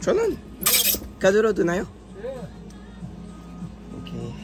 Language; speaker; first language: Korean; non-native, learner; French